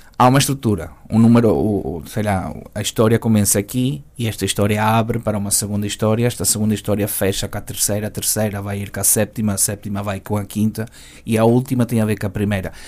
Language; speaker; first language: Portuguese; early bilingual, heritage; Portuguese